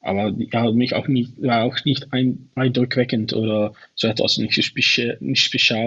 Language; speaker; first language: German; non-native, learner; Dutch